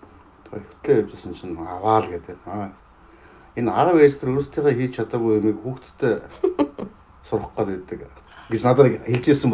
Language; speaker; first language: Mongolian; native; Mongolian